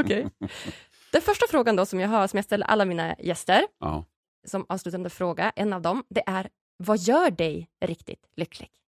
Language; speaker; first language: Swedish; native; Swedish